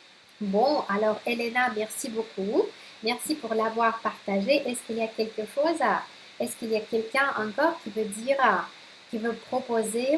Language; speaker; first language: French; non-native, fluent; Russian